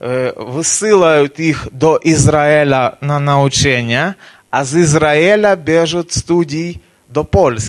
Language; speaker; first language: Polish; non-native, learner; Ukrainian